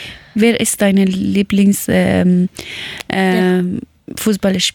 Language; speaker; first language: German; non-native, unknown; Persian